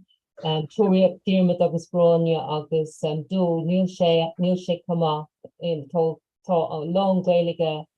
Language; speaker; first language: Irish; non-native, local second language; English